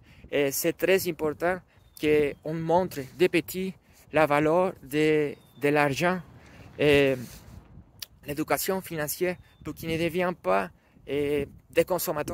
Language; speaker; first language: French; non-native, learner; Spanish